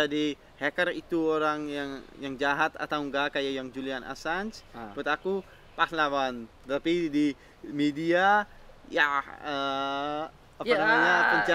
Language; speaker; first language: Indonesian; non-native, fluent; Dutch